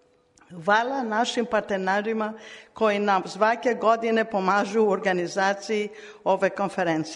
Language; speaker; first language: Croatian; non-native, learner; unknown